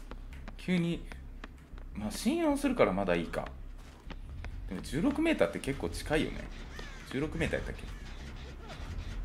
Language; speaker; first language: Japanese; native; Japanese